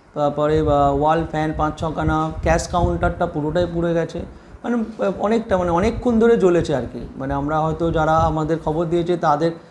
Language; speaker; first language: Bangla; native; Bangla